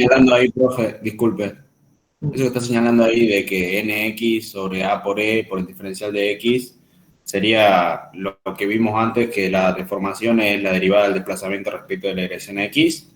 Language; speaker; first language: Spanish; native; Spanish